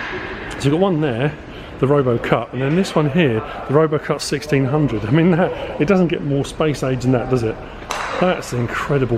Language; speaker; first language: English; native; English